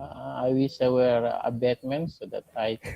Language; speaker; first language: English; non-native, learner; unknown